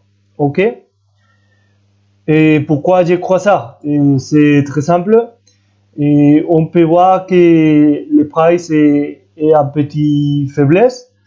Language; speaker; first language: French; non-native, fluent; Spanish